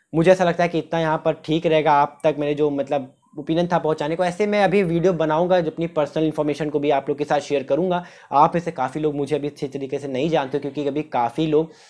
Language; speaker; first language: Hindi; native; Hindi